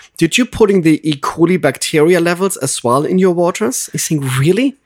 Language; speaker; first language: English; non-native, fluent; German